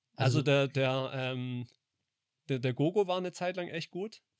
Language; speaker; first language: German; native; German